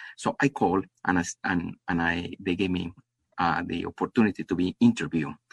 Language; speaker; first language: English; non-native, fluent; Spanish